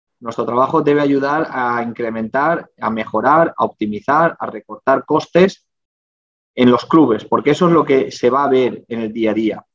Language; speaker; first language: Spanish; native; Spanish